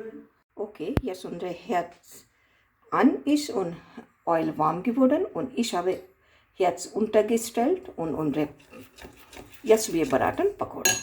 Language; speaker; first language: German; non-native, learner; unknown